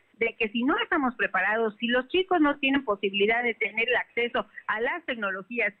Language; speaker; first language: Spanish; native; Spanish